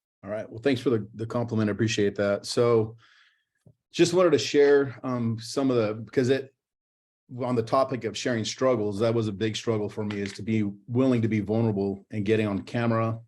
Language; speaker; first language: English; native; English